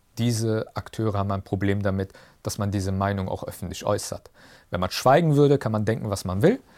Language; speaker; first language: German; early bilingual, other home language; Turkish